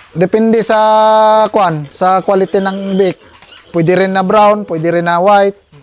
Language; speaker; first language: Filipino; non-native, local second language; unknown